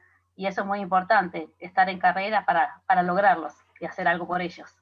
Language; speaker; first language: Spanish; native; Spanish